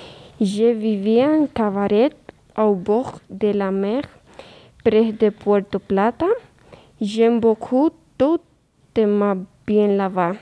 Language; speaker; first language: French; non-native, learner; Spanish